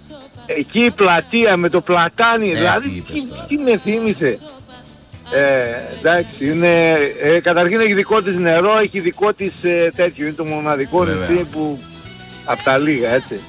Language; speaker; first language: Greek; native; Greek